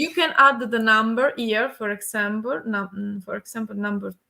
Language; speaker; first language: English; non-native, learner; Italian